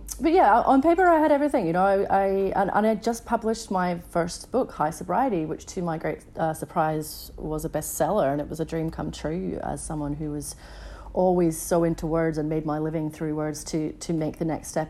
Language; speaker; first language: English; native; English